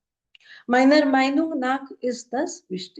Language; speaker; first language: German; non-native, fluent; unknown